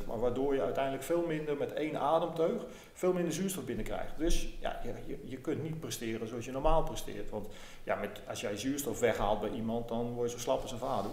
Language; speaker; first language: Dutch; native; Dutch